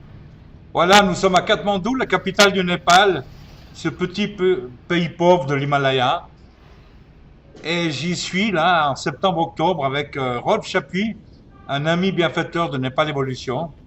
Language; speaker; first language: French; native; French